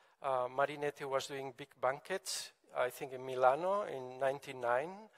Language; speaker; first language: English; non-native, fluent; Catalan